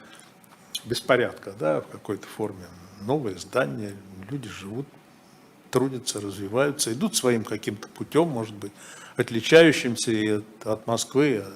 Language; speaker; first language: Russian; native; Russian